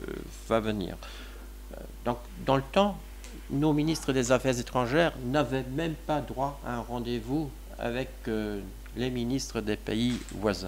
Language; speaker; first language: French; non-native, local second language; Luxembourgish